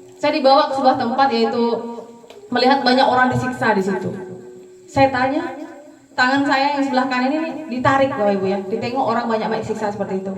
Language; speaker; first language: Indonesian; non-native, local second language; Madurese